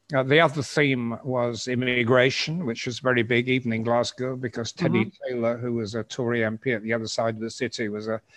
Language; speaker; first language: English; native; English